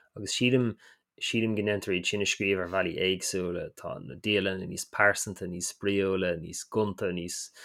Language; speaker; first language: Irish; native; Irish